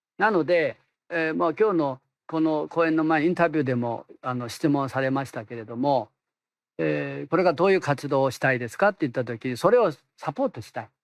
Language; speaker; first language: Japanese; non-native, fluent; Korean